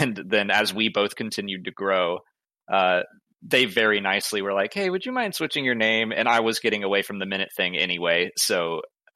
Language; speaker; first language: English; native; English